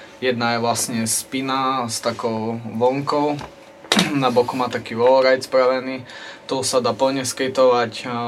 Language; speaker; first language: Slovak; native; Slovak